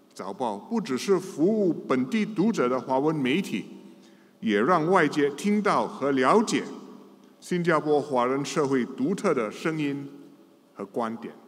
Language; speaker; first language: Chinese; non-native, local second language; English